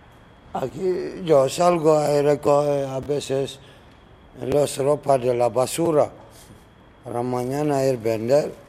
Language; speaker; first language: Spanish; non-native, learner; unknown